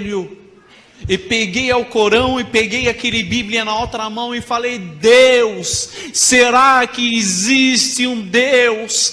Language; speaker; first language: Portuguese; non-native, fluent; Arabic